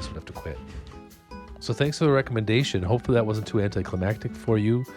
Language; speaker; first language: English; native; English